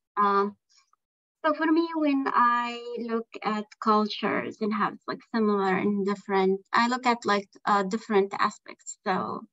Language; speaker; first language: English; non-native, fluent; Arabic